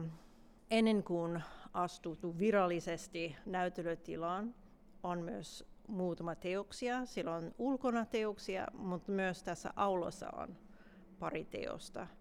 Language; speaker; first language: Finnish; non-native, fluent; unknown